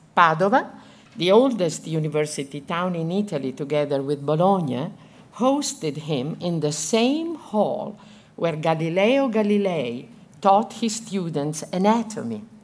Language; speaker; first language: English; non-native, fluent; Italian